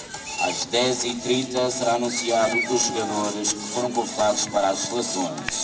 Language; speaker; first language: Portuguese; native; Portuguese